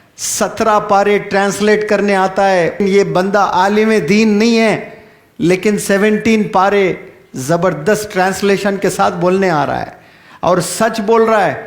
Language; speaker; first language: Urdu; native; Urdu